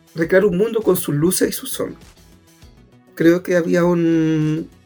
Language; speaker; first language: Spanish; native; Spanish